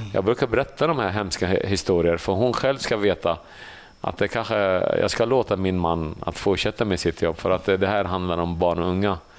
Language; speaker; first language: Swedish; early bilingual, other home language; Assyrian Neo-Aramaic